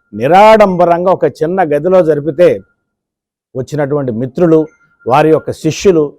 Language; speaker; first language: Telugu; native; Telugu